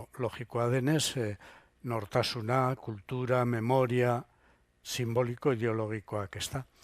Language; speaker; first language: Basque; non-native, local second language; Spanish